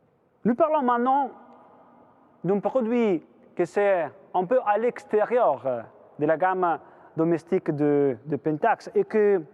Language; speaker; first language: French; non-native, fluent; Italian